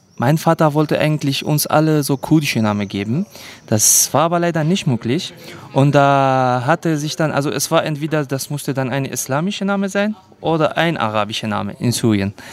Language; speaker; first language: German; early bilingual, other home language; Kurdish